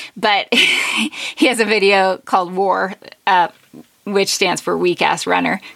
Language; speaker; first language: English; native; English